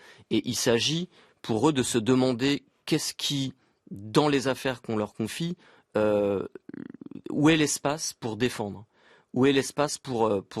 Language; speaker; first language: French; native; French